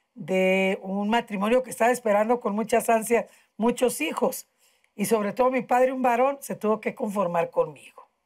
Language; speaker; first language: Spanish; native; Spanish